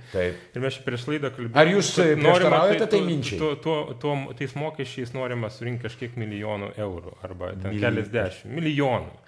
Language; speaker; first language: Lithuanian; non-native, fluent; Georgian